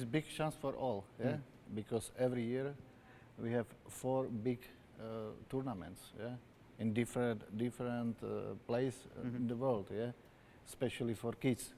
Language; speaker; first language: English; non-native, learner; Slovak